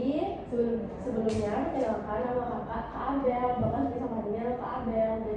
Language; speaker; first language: Indonesian; native; Indonesian